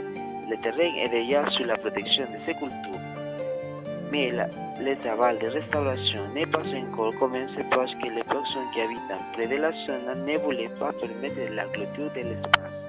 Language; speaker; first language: French; non-native, learner; Spanish